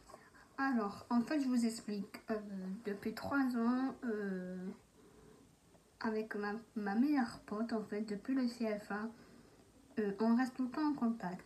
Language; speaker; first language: French; native; French